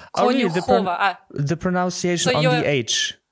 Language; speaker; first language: English; non-native, fluent; Polish